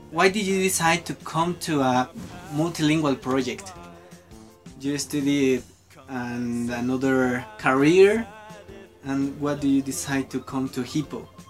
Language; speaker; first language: English; non-native, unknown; Spanish